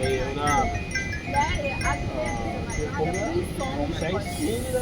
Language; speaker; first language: French; non-native, learner; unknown